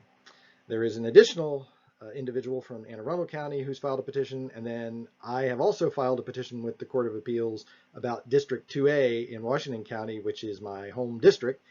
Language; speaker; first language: English; native; English